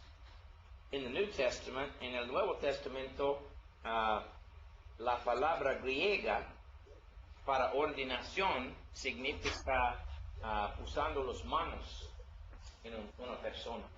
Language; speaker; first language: Spanish; non-native, learner; English